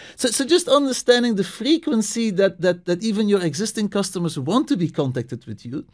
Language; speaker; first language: English; non-native, fluent; Dutch